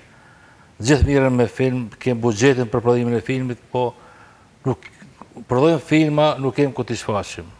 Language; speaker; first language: Albanian; native; Albanian